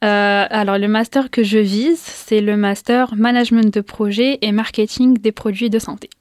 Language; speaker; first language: French; non-native, local second language; Arabic